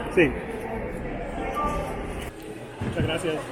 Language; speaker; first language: Spanish; non-native, learner; English